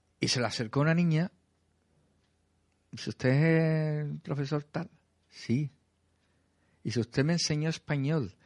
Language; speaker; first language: Spanish; native; Spanish